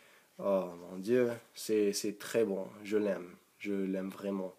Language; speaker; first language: French; non-native, learner; English